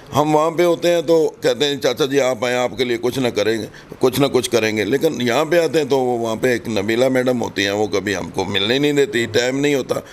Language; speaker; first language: Urdu; non-native, local second language; Punjabi